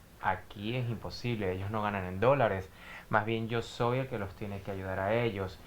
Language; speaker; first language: Spanish; native; Spanish